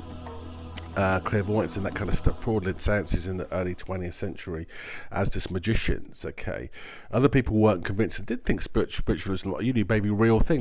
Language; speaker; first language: English; native; English